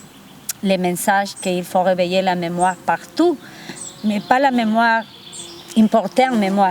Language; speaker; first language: French; non-native, fluent; Spanish